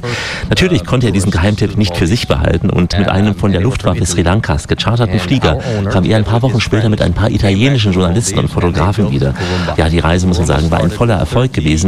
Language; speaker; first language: German; native; German